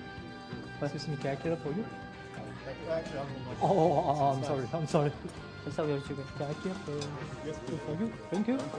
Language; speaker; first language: English; non-native, local second language; Cantonese